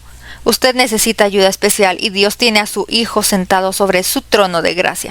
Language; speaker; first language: Spanish; native; Spanish